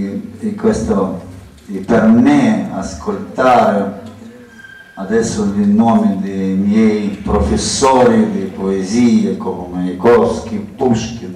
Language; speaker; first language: Italian; non-native, learner; Russian